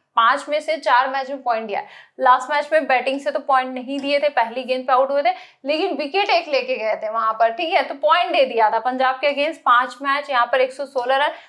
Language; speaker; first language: Hindi; native; Hindi